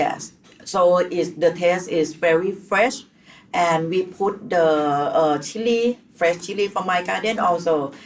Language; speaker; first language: English; non-native, learner; Thai